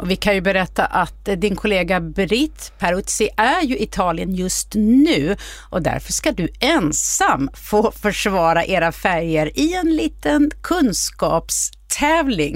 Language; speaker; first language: Swedish; native; Swedish